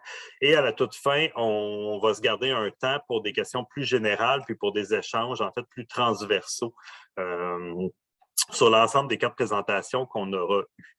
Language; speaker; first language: French; native; French